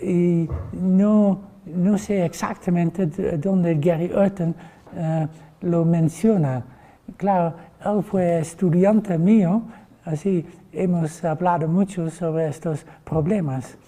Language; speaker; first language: Spanish; non-native, fluent; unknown